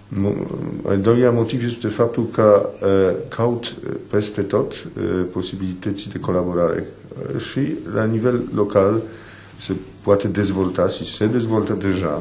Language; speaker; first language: Romanian; non-native, fluent; Polish